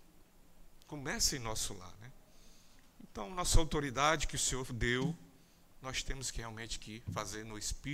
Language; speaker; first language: Portuguese; native; Portuguese